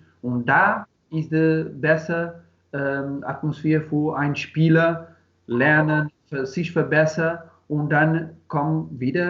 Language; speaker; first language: German; non-native, learner; Portuguese